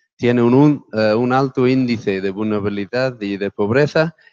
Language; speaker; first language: Spanish; non-native, fluent; English